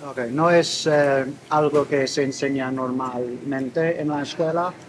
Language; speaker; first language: Spanish; non-native, learner; English